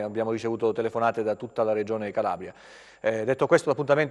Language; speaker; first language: Italian; native; Italian